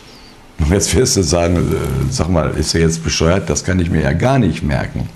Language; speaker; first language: German; native; German